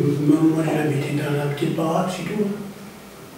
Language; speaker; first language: French; non-native, learner; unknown